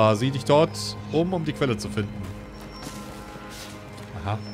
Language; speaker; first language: German; native; German